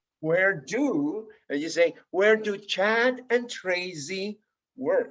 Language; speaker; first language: English; non-native, fluent; Spanish